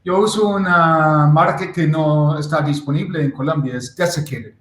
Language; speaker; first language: Spanish; non-native, learner; English